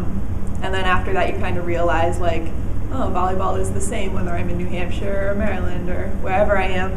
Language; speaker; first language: English; native; English